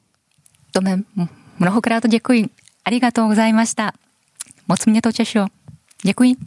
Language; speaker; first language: Czech; non-native, fluent; Japanese